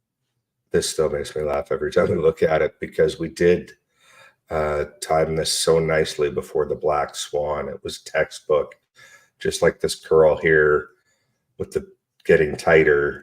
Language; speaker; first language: English; native; English